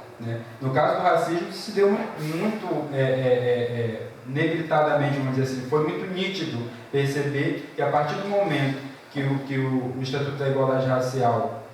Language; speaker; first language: Portuguese; native; Portuguese